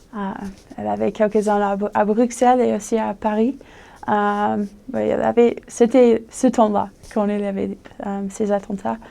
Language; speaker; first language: French; non-native, fluent; English